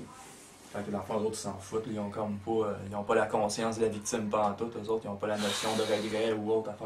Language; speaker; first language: French; native; French